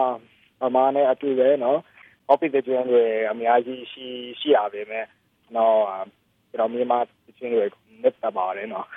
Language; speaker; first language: Burmese; non-native, learner; English